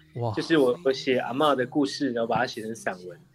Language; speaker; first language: Chinese; non-native, local second language; Min Nan Chinese